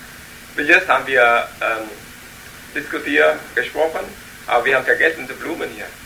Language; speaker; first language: German; non-native, learner; Vietnamese